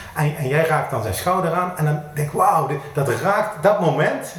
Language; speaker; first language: Dutch; native; Dutch